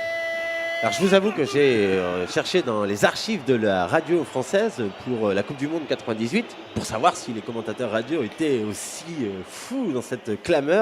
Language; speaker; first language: French; native; French